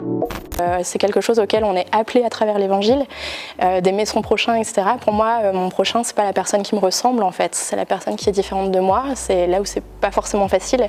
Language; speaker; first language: French; native; French